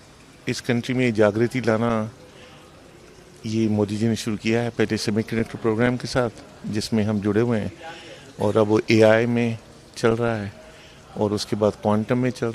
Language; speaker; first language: Hindi; native; Hindi